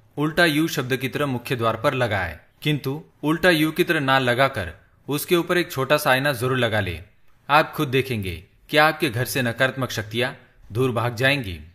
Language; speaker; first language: Hindi; native; Hindi